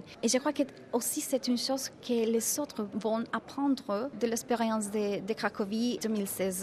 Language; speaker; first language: French; non-native, fluent; Spanish